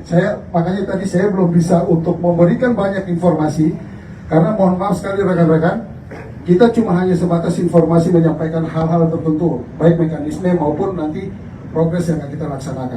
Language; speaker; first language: Indonesian; native; Indonesian